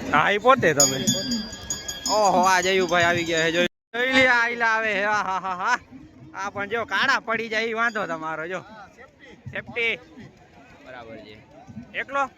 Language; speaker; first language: Gujarati; native; Gujarati